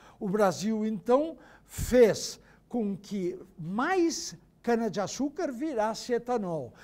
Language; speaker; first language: Portuguese; native; Portuguese